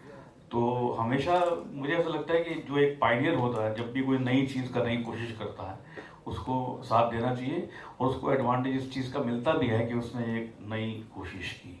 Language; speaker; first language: Hindi; native; Hindi